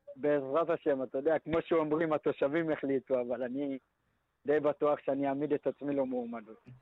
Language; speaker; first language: Hebrew; early bilingual, other home language; Amharic